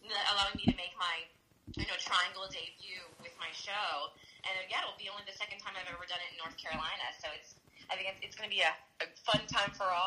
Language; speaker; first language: English; native; English